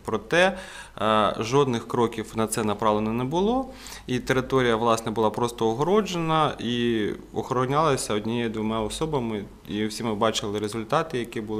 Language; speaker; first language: Ukrainian; native; Ukrainian